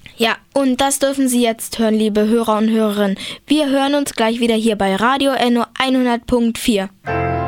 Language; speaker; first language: German; native; German